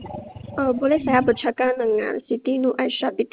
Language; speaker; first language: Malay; non-native, local second language; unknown